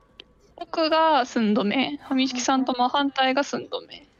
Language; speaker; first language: Japanese; native; Japanese